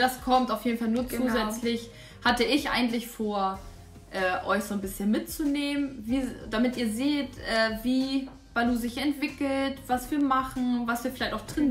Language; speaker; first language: German; native; German